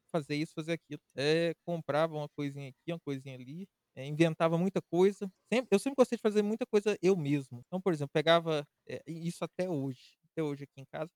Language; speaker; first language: Portuguese; native; Portuguese